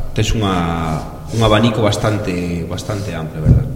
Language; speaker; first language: Spanish; non-native, local second language; Galician